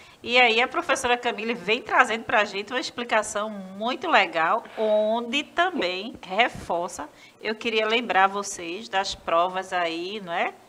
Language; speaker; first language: Portuguese; native; Portuguese